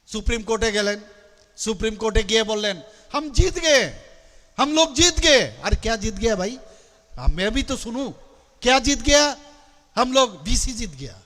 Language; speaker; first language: Hindi; non-native, local second language; Bangla